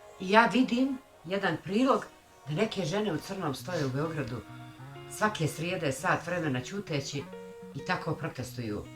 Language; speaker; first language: Bosnian; native; Bosnian